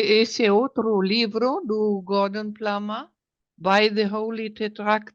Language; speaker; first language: Portuguese; non-native, fluent; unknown